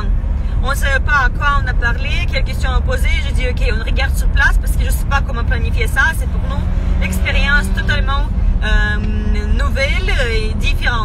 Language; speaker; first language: French; non-native, fluent; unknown